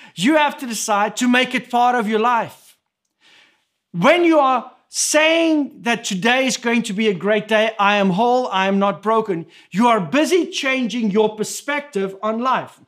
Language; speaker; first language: English; non-native, local second language; Afrikaans